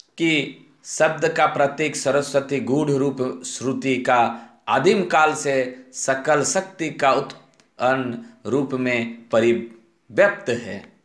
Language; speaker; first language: Hindi; non-native, local second language; Odia